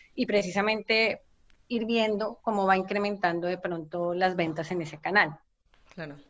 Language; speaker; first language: Spanish; native; Spanish